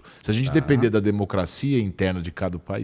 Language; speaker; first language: Portuguese; native; Portuguese